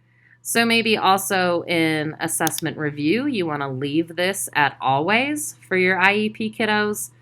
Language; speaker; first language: English; native; English